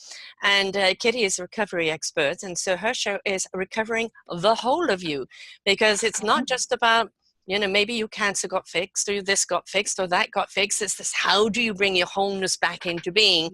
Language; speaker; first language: English; native; English